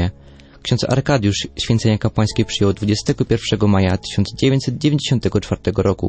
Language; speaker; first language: Polish; native; Polish